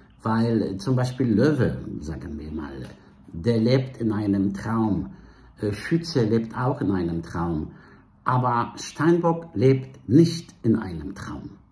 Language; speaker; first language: German; non-native, fluent; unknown